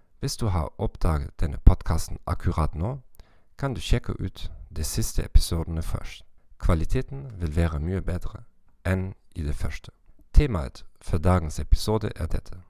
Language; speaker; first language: Norwegian; non-native, learner; German